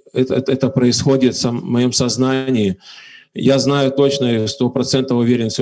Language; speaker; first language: Russian; native; Russian